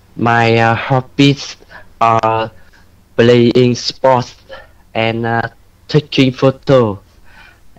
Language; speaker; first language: English; non-native, learner; Vietnamese